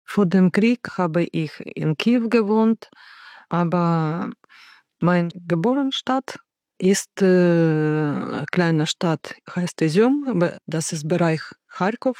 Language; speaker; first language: German; non-native, learner; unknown